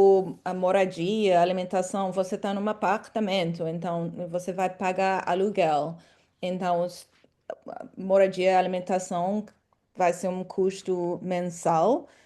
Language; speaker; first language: Portuguese; non-native, fluent; English